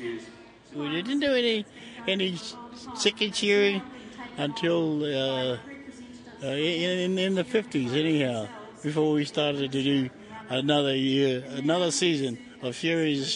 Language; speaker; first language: English; native; English